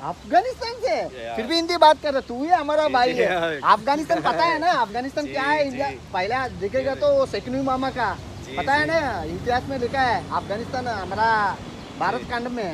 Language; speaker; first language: Hindi; non-native, local second language; Telugu